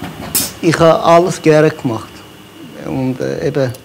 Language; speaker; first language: German; non-native, fluent; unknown